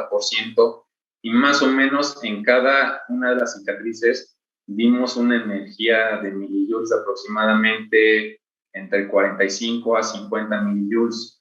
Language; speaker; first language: Spanish; native; Spanish